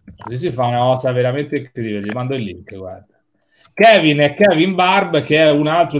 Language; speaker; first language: Italian; native; Italian